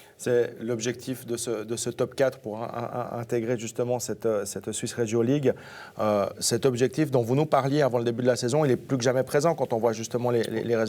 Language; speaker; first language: French; native; French